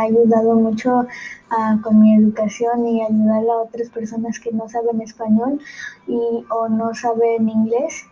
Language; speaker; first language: Spanish; early bilingual, heritage; Spanish